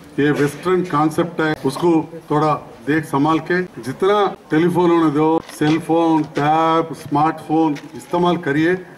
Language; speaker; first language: Hindi; non-native, local second language; Telugu